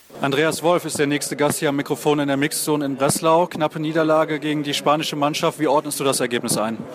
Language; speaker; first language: German; native; German